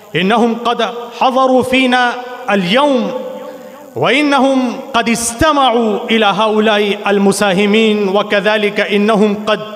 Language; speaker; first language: Arabic; non-native, fluent; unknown